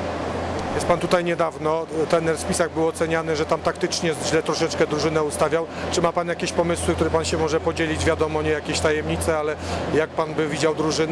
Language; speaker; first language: Polish; native; Polish